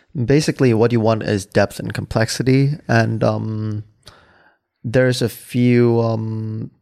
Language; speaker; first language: English; non-native, fluent; Thai